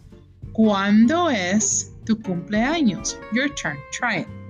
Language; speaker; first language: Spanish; non-native, fluent; English